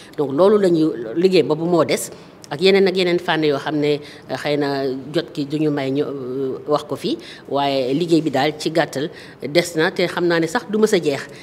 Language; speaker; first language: Wolof; native; Wolof